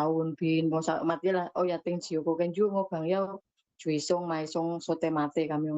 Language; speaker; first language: Chinese; non-native, learner; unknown